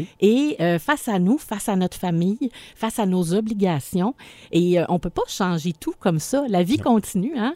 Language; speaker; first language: French; native; French